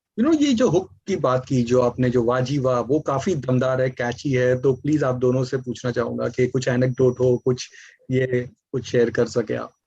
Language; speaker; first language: Hindi; native; Hindi